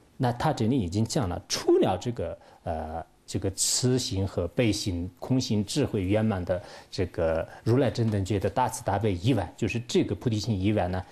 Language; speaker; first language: Chinese; non-native, local second language; Tibetan